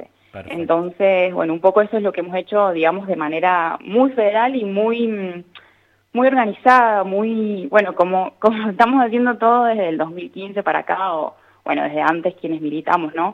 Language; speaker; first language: Spanish; native; Spanish